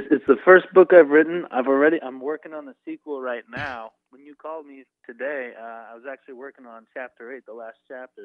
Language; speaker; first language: English; native; English